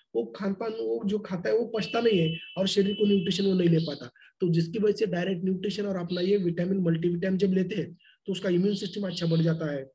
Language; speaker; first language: Hindi; non-native, local second language; Marathi